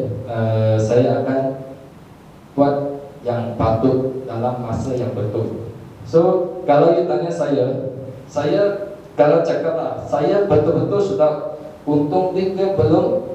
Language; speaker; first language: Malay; non-native, local second language; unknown